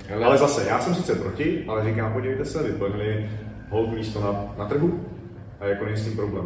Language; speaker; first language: Czech; native; Czech